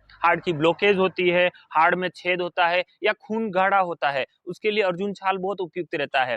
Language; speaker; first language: Hindi; native; Hindi